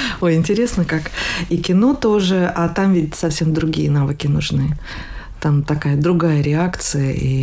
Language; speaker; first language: Russian; native; Russian